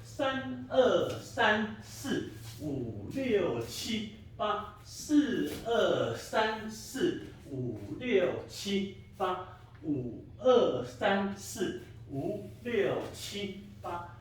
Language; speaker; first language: Chinese; native; Chinese